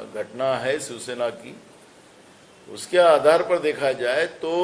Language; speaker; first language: Hindi; non-native, local second language; Marathi